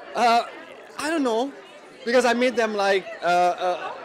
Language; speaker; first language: English; non-native, fluent; Italian